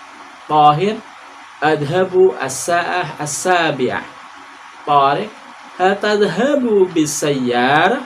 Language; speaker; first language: Arabic; non-native, fluent; Indonesian